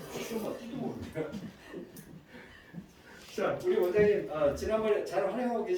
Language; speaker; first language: Korean; native; Korean